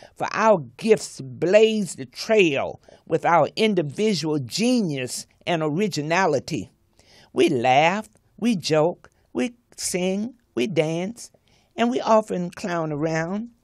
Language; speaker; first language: English; native; English